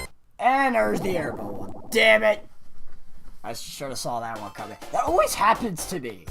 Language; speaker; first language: English; native; English